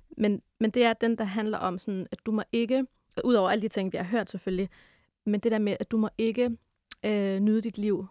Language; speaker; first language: Danish; early bilingual, other home language; Arabic